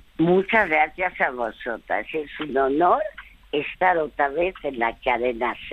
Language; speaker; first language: Spanish; non-native, fluent; French